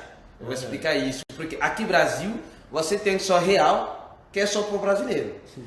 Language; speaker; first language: Portuguese; non-native, fluent; French